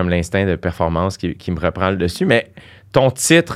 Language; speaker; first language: French; native; French